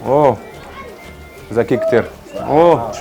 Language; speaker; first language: Arabic; non-native, learner; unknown